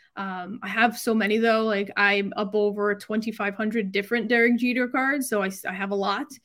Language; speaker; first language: English; native; English